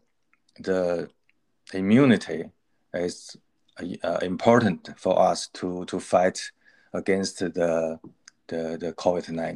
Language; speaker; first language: English; non-native, learner; Chinese